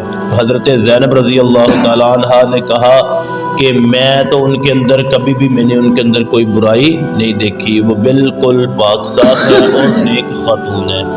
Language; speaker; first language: Urdu; native; Urdu